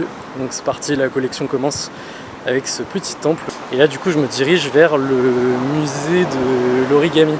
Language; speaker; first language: French; native; French